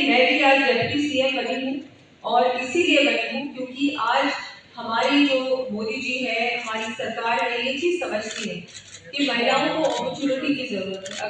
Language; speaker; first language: Hindi; native; Hindi